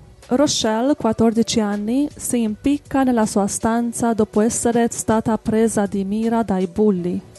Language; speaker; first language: Italian; native; Italian